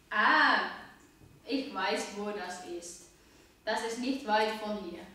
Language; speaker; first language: German; non-native, learner; Dutch